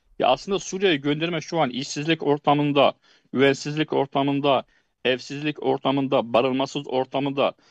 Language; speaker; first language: Turkish; non-native, fluent; Arabic